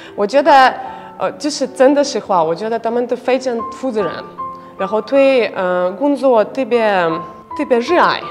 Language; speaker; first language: Chinese; non-native, fluent; Russian